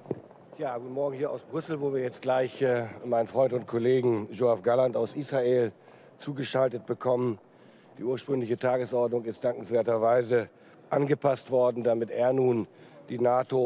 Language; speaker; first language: German; native; German